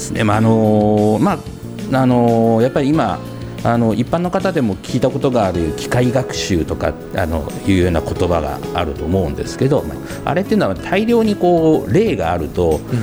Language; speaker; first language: Japanese; native; Japanese